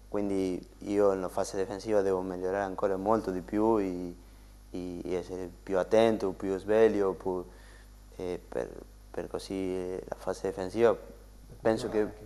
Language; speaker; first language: Italian; non-native, learner; Spanish